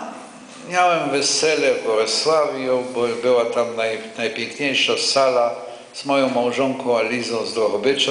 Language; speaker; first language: Polish; non-native, local second language; Yiddish